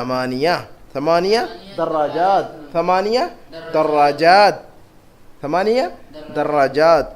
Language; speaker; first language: Arabic; non-native, fluent; Urdu